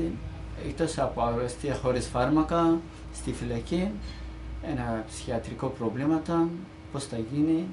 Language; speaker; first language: Greek; non-native, learner; Turkish